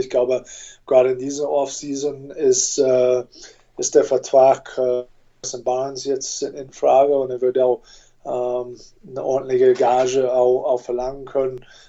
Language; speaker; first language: German; non-native, fluent; English